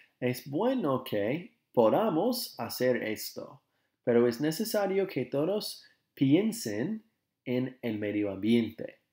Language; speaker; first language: Spanish; non-native, fluent; English